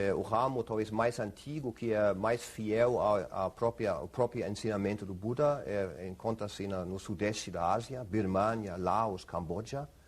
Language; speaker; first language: Portuguese; non-native, fluent; German